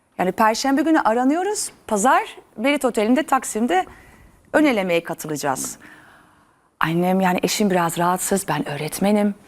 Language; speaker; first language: Turkish; early bilingual, heritage; Turkish